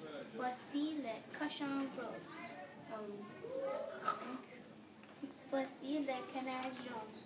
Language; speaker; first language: French; non-native, learner; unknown